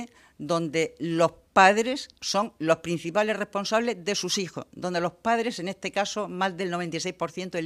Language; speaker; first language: Spanish; native; Spanish